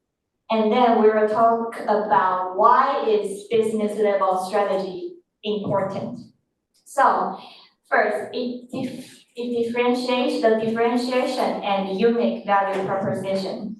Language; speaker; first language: English; non-native, learner; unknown